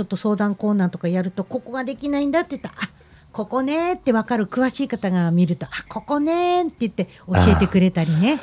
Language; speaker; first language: Japanese; native; Japanese